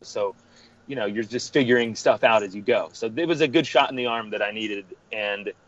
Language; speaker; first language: English; native; English